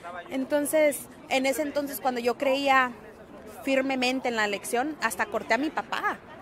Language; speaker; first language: Spanish; early bilingual, heritage; Spanish